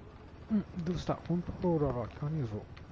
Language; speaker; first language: Japanese; native; Japanese